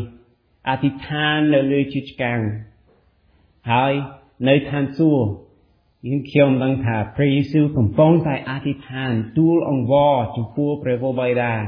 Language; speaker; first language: Khmer; non-native, fluent; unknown